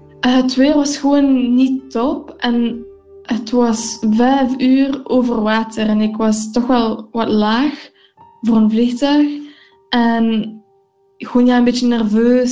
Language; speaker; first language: Dutch; non-native, local second language; English